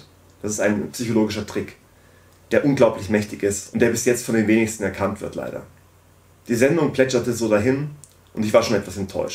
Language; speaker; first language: German; native; German